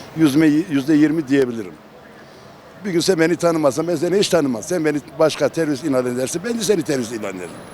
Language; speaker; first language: Turkish; non-native, local second language; Kurdish